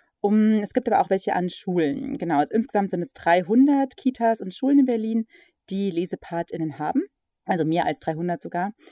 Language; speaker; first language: German; early bilingual, other home language; English